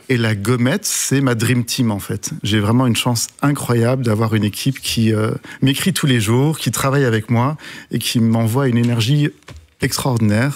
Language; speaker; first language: French; native; French